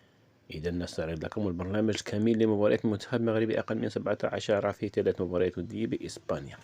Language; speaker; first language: Arabic; native; Arabic